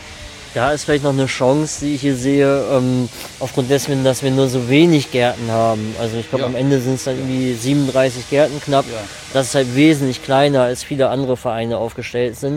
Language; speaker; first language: German; native; German